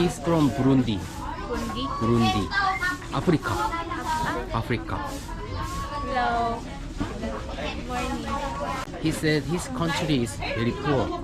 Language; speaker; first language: English; non-native, learner; Korean